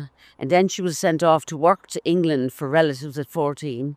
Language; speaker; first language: English; native; English